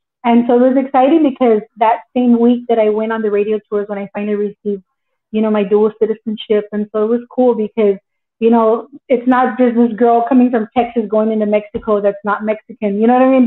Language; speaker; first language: English; early bilingual, other home language; Spanish